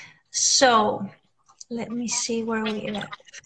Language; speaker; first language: English; non-native, fluent; Greek